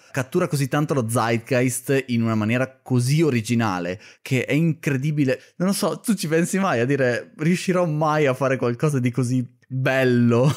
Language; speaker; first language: Italian; native; Italian